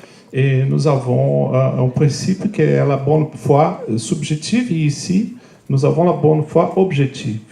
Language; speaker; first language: French; non-native, fluent; Portuguese